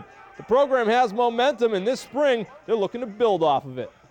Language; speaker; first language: English; native; English